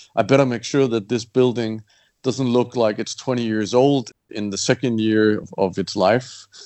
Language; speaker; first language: English; non-native, fluent; Danish